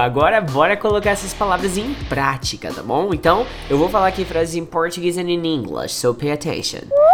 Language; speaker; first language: Portuguese; native; Portuguese